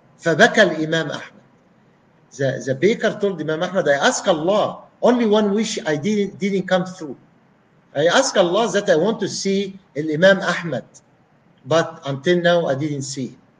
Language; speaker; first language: English; non-native, fluent; Arabic